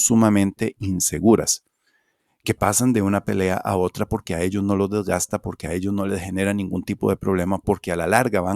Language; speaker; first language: Spanish; native; Spanish